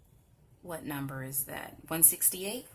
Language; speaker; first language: English; native; English